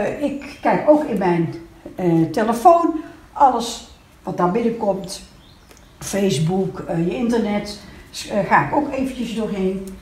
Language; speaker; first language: Dutch; native; Dutch